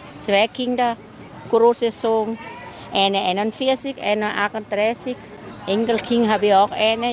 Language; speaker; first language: German; non-native, learner; Thai